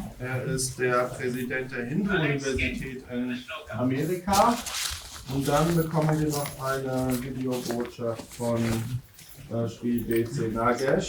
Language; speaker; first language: German; native; German